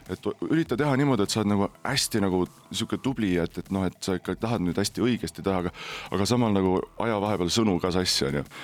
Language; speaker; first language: Estonian; native; Estonian